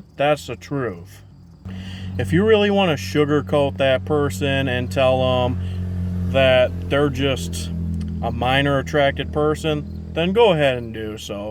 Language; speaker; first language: English; native; English